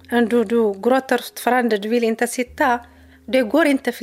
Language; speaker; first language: Swedish; non-native, learner; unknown